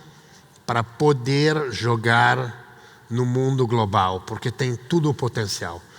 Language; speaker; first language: Portuguese; non-native, fluent; Italian